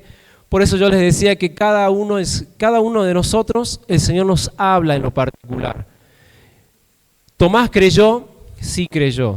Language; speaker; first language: Spanish; native; Spanish